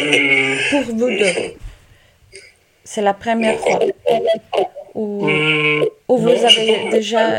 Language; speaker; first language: French; non-native, fluent; Italian